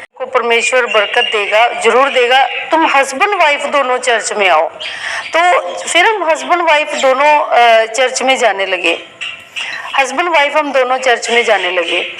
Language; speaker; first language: Hindi; native; Hindi